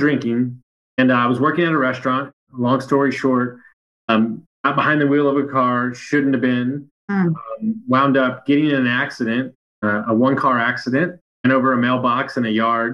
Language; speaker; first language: English; native; English